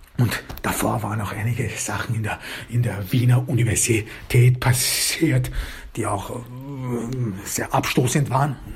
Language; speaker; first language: German; early bilingual, other home language; Turkish